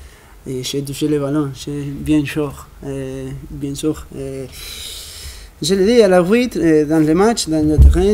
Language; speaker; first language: French; non-native, learner; Spanish